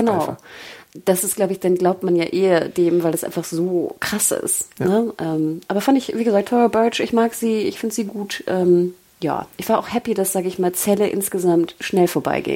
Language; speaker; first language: German; native; German